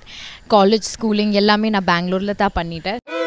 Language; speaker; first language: Tamil; non-native, learner; Malayalam